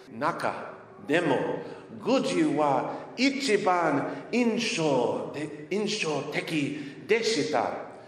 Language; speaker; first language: Japanese; non-native, learner; English